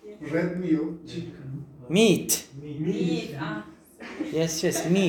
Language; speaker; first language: English; non-native, fluent; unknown